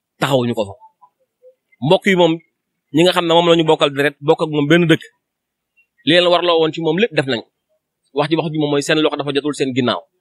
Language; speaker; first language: Wolof; native; Wolof